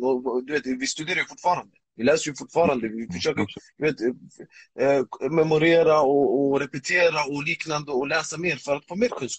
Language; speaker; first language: Swedish; early bilingual, other home language; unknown